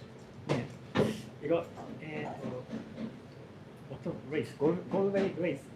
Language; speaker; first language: Korean; non-native, learner; Japanese